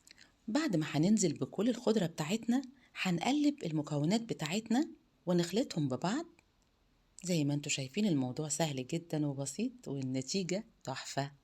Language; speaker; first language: Arabic; native; Arabic